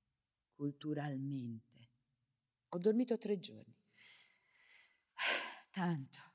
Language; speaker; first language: Italian; non-native, fluent; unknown